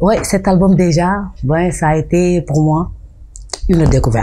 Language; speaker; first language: French; non-native, local second language; Wolof